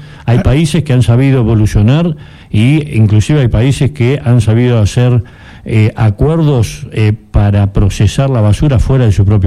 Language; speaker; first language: Spanish; native; Spanish